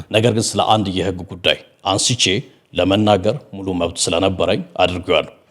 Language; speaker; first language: Amharic; non-native, local second language; Wolaytta